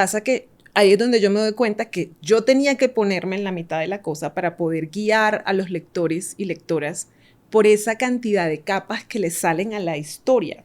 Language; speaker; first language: Spanish; native; Spanish